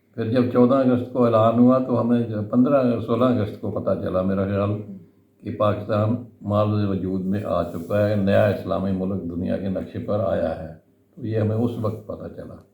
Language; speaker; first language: Urdu; non-native, local second language; Punjabi